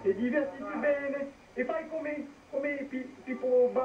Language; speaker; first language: Italian; non-native, fluent; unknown